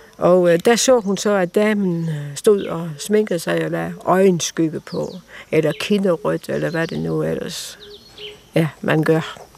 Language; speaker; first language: Danish; native; Danish